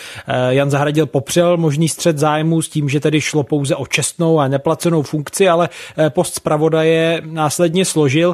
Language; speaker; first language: Czech; native; Czech